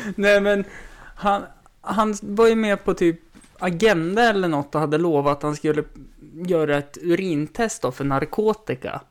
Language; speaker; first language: Swedish; native; Swedish